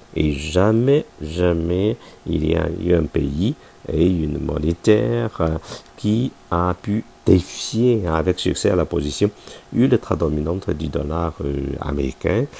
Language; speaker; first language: French; non-native, fluent; Chinese